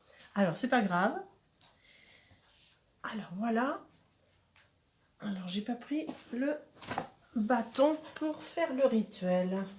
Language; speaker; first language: French; native; French